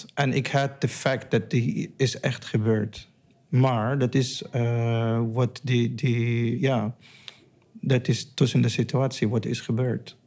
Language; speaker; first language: Dutch; non-native, learner; Arabic